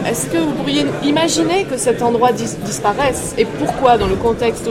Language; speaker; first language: French; native; French